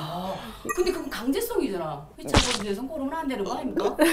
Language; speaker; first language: Korean; native; Korean